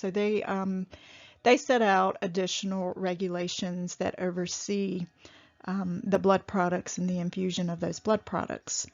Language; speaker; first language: English; native; English